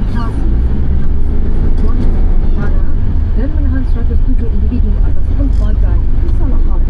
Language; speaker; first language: Malay; native; Malay